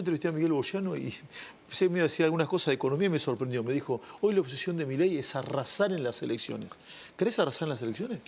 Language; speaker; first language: Spanish; native; Spanish